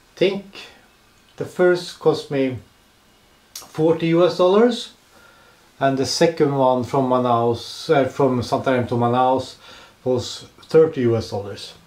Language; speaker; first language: English; non-native, fluent; Swedish